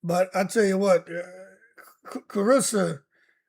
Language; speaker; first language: English; native; English